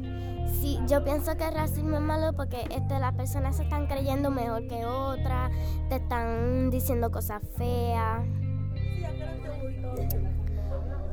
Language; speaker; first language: Spanish; early bilingual, other home language; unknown